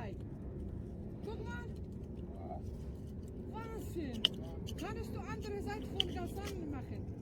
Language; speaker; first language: German; non-native, learner; Arabic